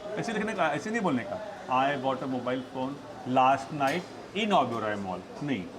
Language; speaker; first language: Hindi; non-native, local second language; Marathi